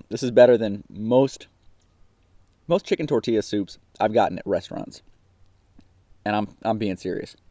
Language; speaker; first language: English; native; English